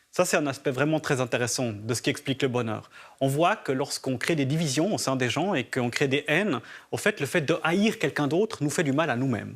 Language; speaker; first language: French; native; French